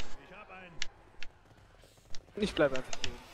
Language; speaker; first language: German; native; German